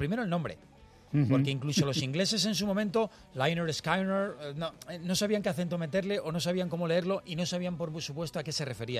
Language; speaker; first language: Spanish; native; Spanish